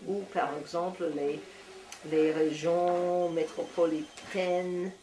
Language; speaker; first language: French; non-native, fluent; English